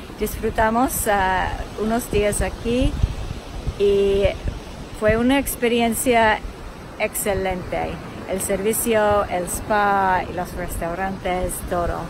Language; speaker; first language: Spanish; non-native, fluent; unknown